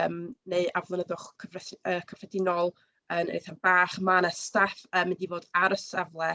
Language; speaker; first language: Welsh; native; Welsh